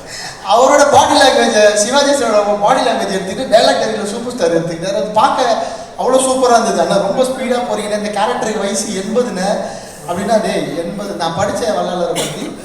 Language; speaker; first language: Tamil; native; Tamil